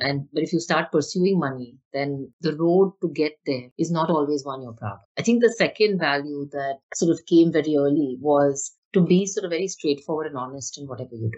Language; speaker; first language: English; non-native, local second language; Hindi